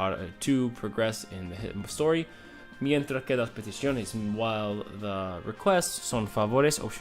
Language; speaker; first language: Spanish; non-native, fluent; English